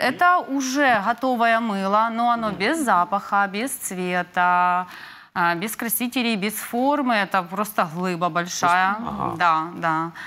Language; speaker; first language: Russian; native; Russian